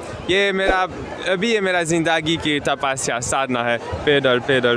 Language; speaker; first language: Hindi; non-native, learner; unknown